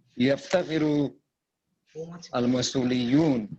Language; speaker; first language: Arabic; non-native, fluent; Bangla